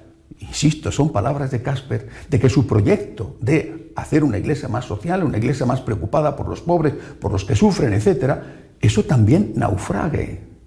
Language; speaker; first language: Spanish; native; Spanish